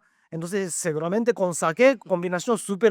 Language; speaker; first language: Spanish; non-native, learner; Japanese